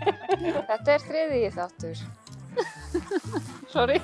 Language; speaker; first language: Icelandic; native; Icelandic